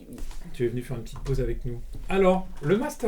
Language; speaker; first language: French; native; French